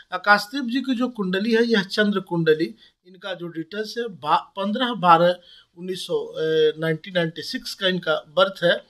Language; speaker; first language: Hindi; native; Hindi